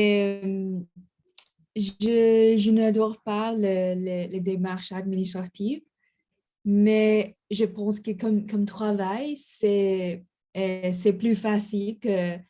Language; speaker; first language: French; non-native, learner; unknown